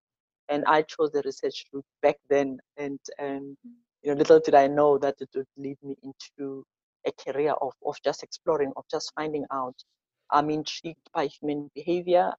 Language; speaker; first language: English; non-native, local second language; Zulu